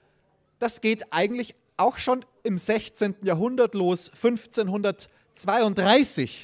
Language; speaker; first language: German; native; German